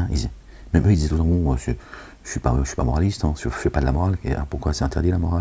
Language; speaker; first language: French; native; French